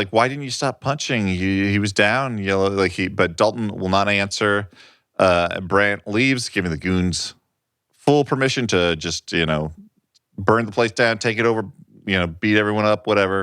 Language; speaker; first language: English; native; English